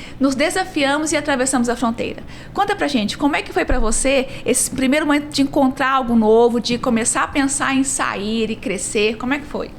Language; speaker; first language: Portuguese; native; Portuguese